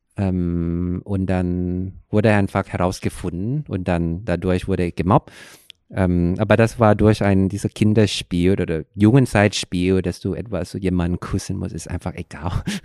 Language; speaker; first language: German; non-native, fluent; Thai